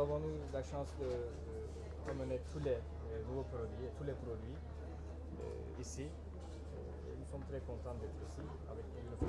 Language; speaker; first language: French; non-native, fluent; Turkish